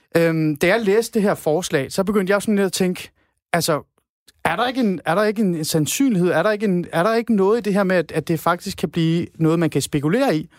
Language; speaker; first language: Danish; non-native, fluent; Persian